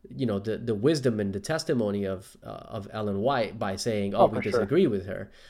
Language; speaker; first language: English; native; English